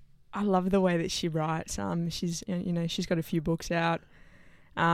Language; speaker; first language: English; native; English